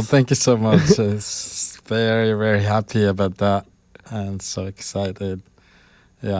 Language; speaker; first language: English; non-native, fluent; Malagasy